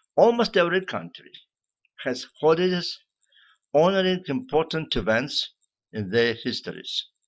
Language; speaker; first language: English; non-native, fluent; Ukrainian